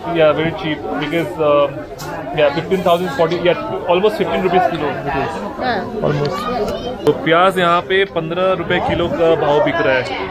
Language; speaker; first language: English; non-native, local second language; Hindi